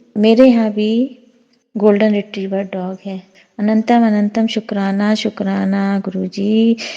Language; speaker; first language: Hindi; native; Hindi